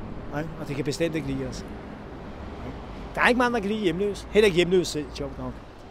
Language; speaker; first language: Danish; non-native, fluent; Hungarian